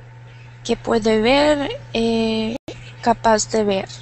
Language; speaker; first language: Spanish; non-native, learner; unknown